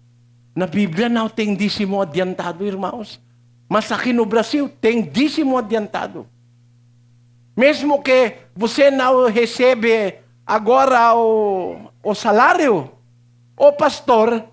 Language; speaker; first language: Portuguese; non-native, learner; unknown